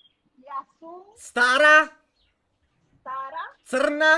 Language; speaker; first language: English; non-native, learner; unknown